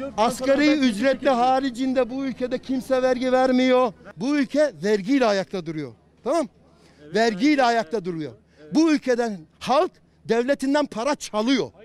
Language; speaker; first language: Turkish; native; Turkish